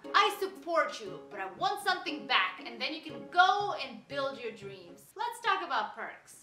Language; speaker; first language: English; non-native, fluent; Russian